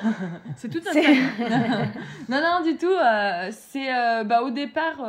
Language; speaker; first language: French; native; French